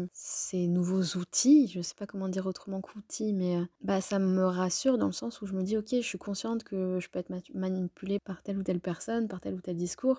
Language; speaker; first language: French; native; French